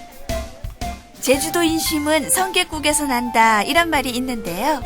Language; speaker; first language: Korean; native; Korean